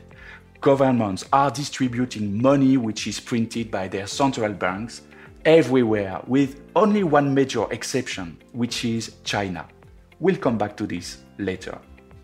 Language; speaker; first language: English; non-native, fluent; French